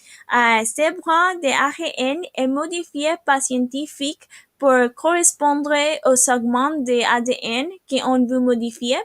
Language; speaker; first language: French; non-native, learner; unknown